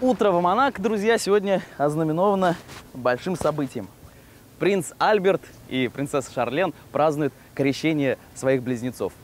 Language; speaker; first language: Russian; native; Russian